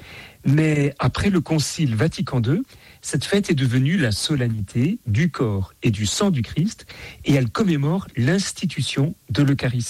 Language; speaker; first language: French; native; French